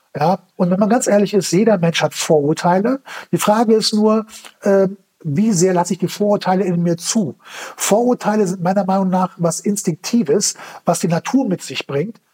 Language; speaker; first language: German; early bilingual, other home language; Turkish